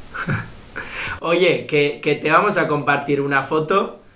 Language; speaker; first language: Spanish; native; Spanish